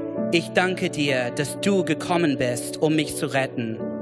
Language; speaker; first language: German; non-native, fluent; English